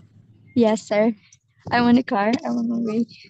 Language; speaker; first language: English; non-native, learner; Indonesian